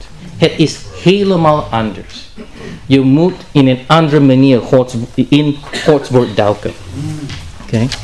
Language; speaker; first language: Dutch; non-native, learner; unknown